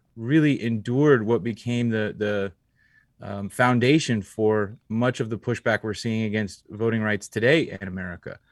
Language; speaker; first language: English; native; English